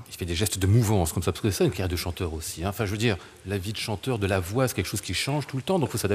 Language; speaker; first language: French; native; French